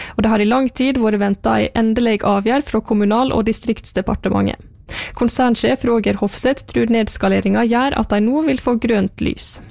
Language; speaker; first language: Norwegian; native; Norwegian